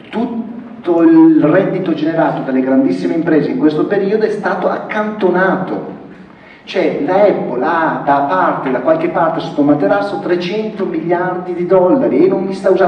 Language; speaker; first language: Italian; native; Italian